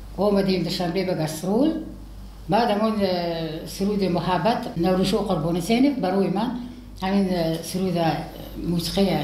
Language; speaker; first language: Tajik; non-native, local second language; Shughni